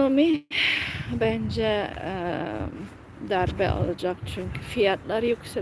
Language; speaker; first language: Turkish; non-native, fluent; Hungarian